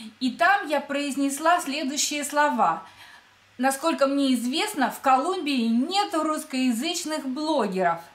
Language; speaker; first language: Russian; native; Russian